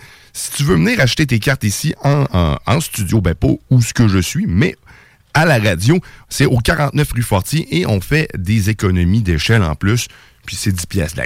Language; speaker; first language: French; native; French